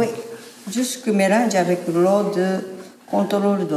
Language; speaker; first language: French; non-native, learner; Japanese